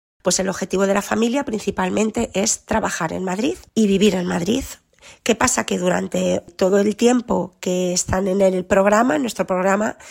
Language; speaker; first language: Spanish; native; Spanish